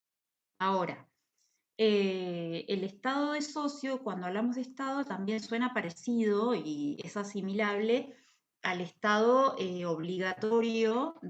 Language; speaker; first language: Spanish; native; Spanish